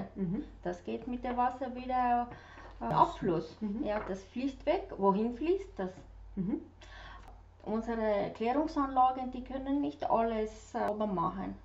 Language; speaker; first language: German; non-native, fluent; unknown